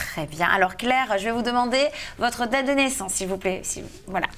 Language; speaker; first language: French; native; French